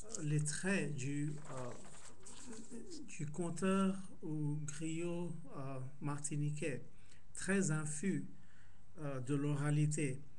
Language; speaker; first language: French; non-native, fluent; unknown